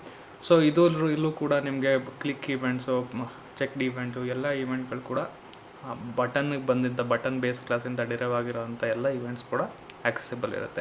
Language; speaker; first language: Kannada; native; Kannada